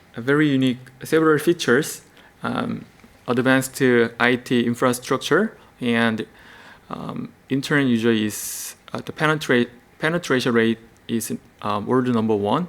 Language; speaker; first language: English; non-native, learner; Korean